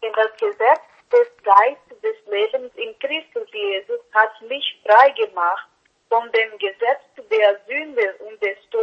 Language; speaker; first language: German; non-native, learner; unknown